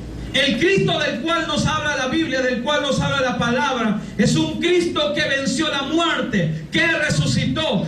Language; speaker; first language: Spanish; native; Spanish